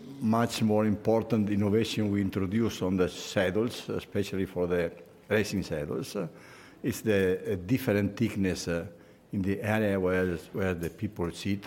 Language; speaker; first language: English; non-native, fluent; Italian